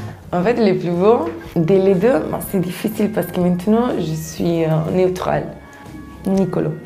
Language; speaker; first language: French; non-native, learner; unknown